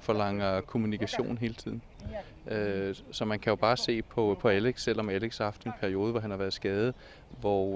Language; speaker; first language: Danish; native; Danish